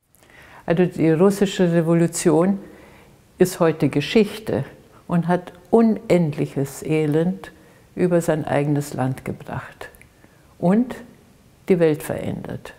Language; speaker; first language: German; early bilingual, heritage; Russian